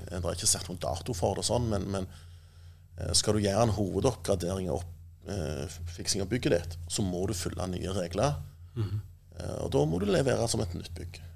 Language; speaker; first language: Norwegian; native; Norwegian